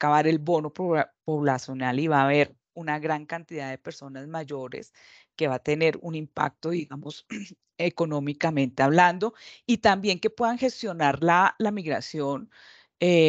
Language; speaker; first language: Spanish; native; Spanish